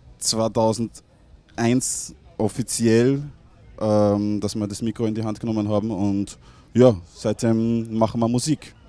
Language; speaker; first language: German; native; German